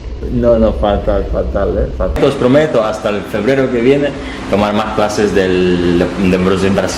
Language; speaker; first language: Spanish; non-native, fluent; Polish